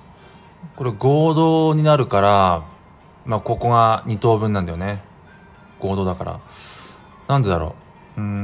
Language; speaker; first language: Japanese; native; Japanese